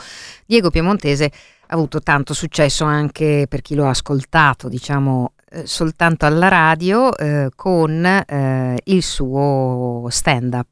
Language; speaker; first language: Italian; native; Italian